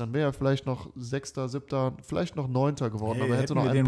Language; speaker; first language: German; native; German